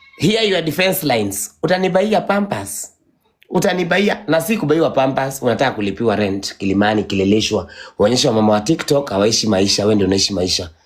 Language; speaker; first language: Swahili; non-native, local second language; Kikuyu